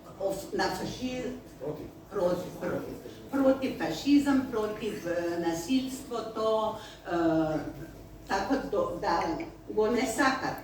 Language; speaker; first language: Macedonian; non-native, learner; Slovenian